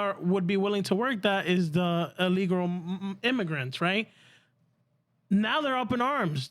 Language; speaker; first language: English; early bilingual, other home language; Spanish